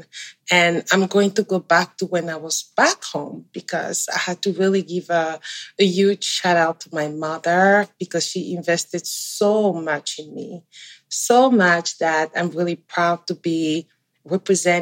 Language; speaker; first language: English; non-native, local second language; French